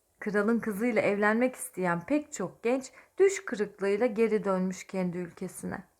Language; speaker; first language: Turkish; native; Turkish